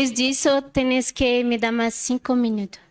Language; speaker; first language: Spanish; non-native, learner; Portuguese